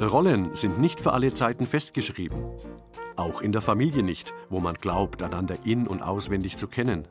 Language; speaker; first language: German; native; German